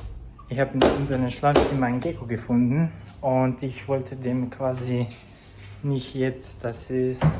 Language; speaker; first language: German; non-native, fluent; Croatian